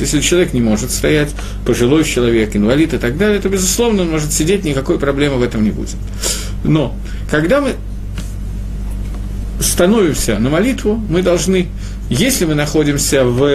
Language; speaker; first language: Russian; native; Russian